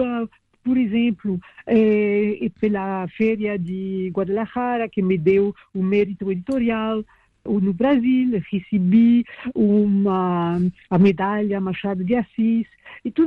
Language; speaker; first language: Portuguese; non-native, fluent; French